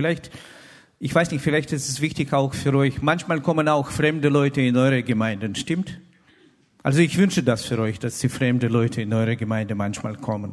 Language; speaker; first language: German; non-native, fluent; Russian